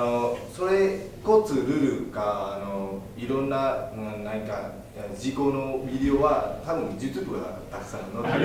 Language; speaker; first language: Japanese; non-native, fluent; Vietnamese